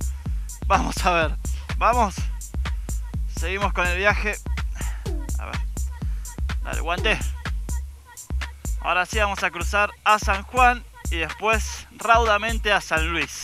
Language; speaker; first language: Spanish; native; Spanish